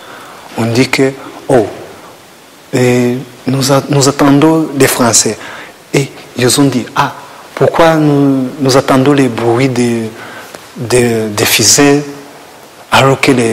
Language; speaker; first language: French; non-native, learner; Kinyarwanda